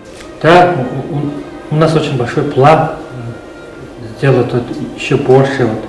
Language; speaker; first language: Russian; non-native, fluent; Mongolian